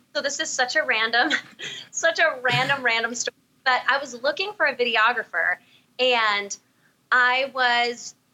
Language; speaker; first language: English; native; English